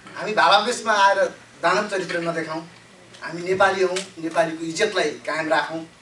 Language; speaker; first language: Nepali; native; Nepali